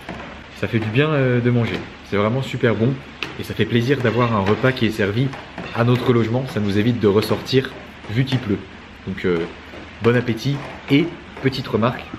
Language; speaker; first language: French; native; French